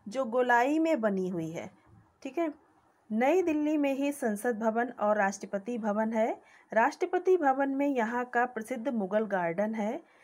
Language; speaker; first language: Hindi; native; Hindi